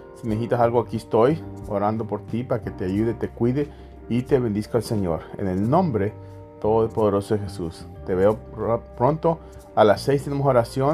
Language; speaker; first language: Spanish; native; Spanish